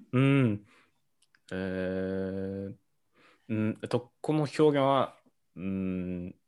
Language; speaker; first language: Japanese; non-native, learner; English